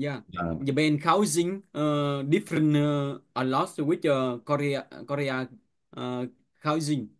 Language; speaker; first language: English; non-native, learner; Vietnamese